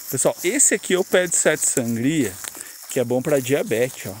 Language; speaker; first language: Portuguese; native; Portuguese